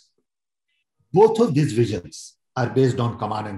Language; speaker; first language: English; non-native, local second language; Gujarati